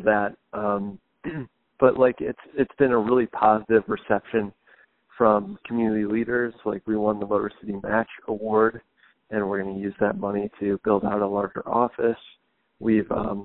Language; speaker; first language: English; native; English